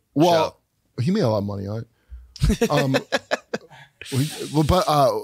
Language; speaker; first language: English; native; English